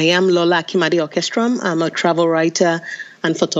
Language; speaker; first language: English; non-native, local second language; Yoruba